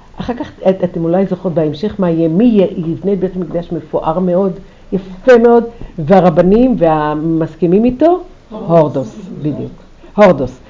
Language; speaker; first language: Hebrew; native; Hebrew